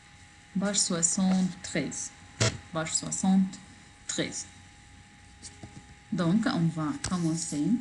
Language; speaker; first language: French; non-native, learner; Arabic